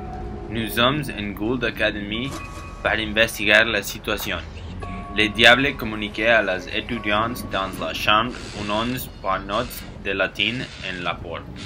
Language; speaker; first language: French; non-native, learner; English